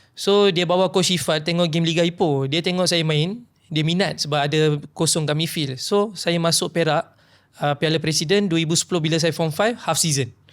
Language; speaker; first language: Malay; non-native, local second language; Tamil